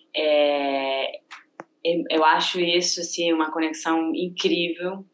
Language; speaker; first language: Portuguese; non-native, fluent; Spanish